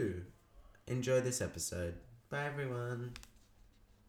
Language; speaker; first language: English; native; English